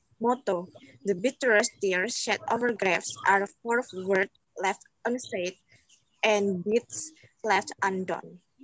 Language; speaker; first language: English; non-native, fluent; Indonesian